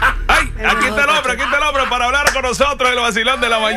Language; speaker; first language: Spanish; native; Spanish